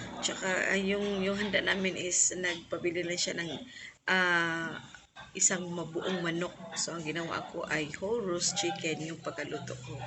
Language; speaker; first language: Filipino; non-native, local second language; Cebuano